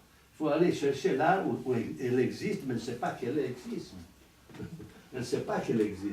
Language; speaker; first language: French; non-native, fluent; Italian